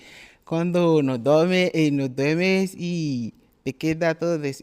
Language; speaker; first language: Spanish; non-native, learner; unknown